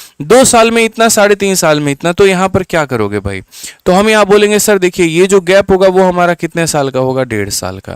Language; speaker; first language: Hindi; native; Hindi